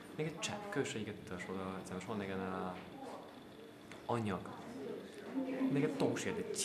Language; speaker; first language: Chinese; non-native, learner; Hungarian